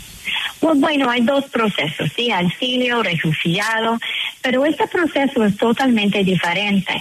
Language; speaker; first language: Spanish; non-native, fluent; English